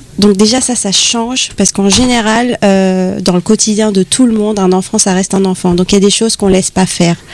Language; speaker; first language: French; native; French